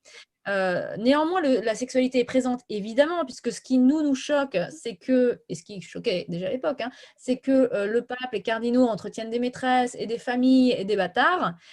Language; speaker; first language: French; native; French